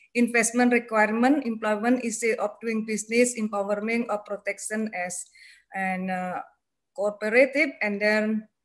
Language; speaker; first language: English; non-native, learner; Indonesian